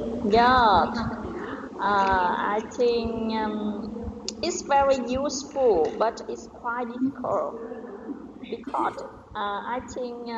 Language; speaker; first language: English; non-native, learner; Vietnamese